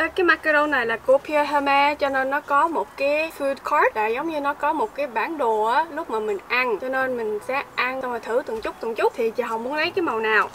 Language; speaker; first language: Vietnamese; early bilingual, heritage; Vietnamese